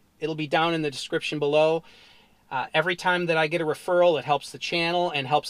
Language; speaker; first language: English; native; English